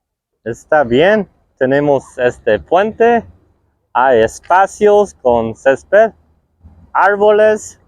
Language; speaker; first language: Spanish; non-native, fluent; English